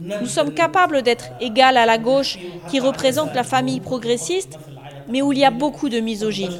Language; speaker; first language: French; non-native, local second language; Arabic